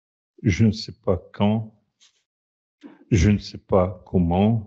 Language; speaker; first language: French; non-native, fluent; Russian